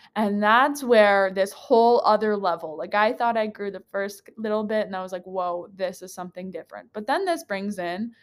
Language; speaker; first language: English; native; English